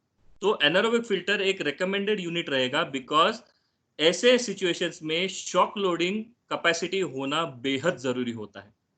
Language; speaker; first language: Hindi; non-native, local second language; Marathi